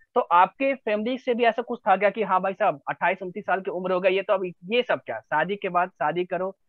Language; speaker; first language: Hindi; native; Hindi